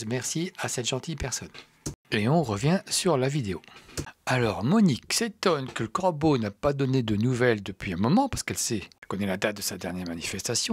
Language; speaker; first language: French; native; French